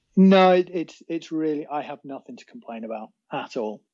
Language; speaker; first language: English; native; English